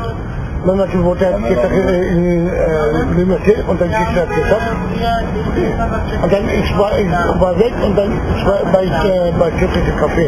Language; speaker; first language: German; non-native, learner; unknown